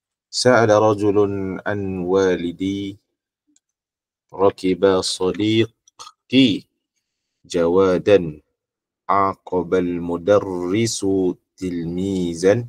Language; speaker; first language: Arabic; non-native, learner; Malay